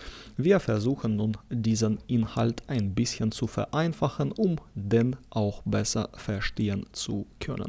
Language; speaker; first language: German; non-native, fluent; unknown